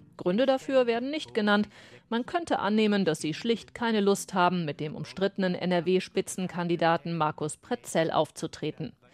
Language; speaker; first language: German; native; German